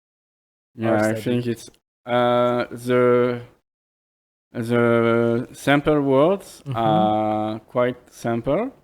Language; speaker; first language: English; non-native, fluent; French